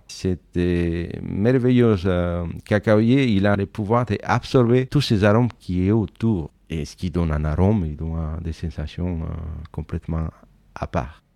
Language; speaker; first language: French; non-native, fluent; Spanish